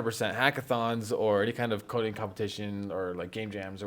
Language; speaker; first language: English; native; English